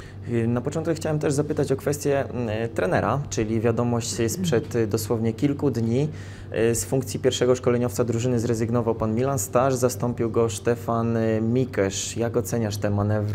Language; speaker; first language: Polish; native; Polish